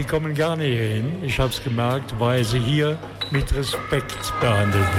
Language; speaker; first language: German; native; German